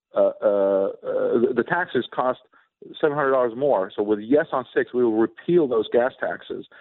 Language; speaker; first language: English; non-native, fluent; Swedish